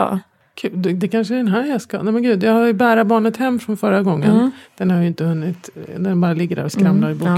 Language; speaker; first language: Swedish; native; Swedish